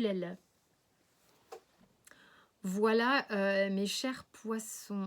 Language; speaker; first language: French; native; French